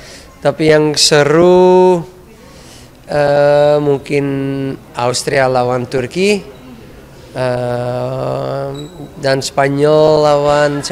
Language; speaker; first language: Indonesian; early bilingual, heritage; Dutch